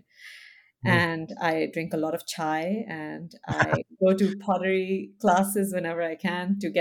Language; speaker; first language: English; non-native, local second language; Hindi